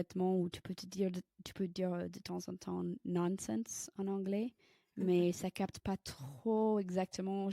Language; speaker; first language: French; non-native, fluent; English